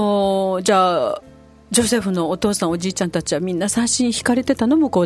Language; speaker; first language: Japanese; native; Japanese